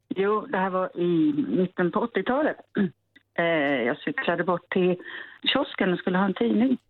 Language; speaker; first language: Swedish; non-native, fluent; Italian